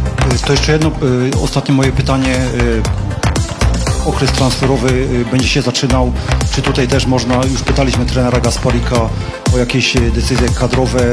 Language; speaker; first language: Polish; native; Polish